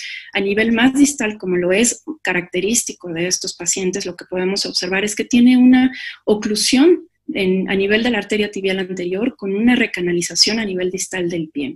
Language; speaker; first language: Spanish; native; Spanish